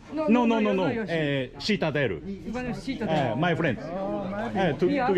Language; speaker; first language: English; non-native, learner; Japanese